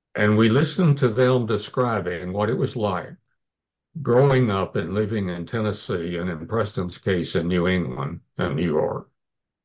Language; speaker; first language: English; native; English